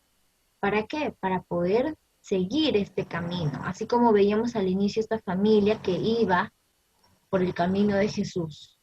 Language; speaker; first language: Spanish; native; Spanish